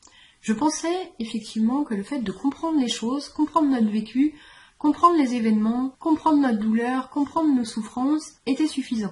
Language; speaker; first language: French; native; French